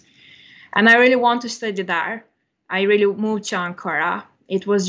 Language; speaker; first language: English; non-native, fluent; Turkish